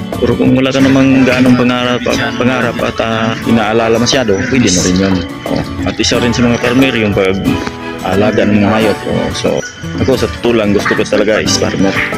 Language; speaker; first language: Filipino; non-native, local second language; Cebuano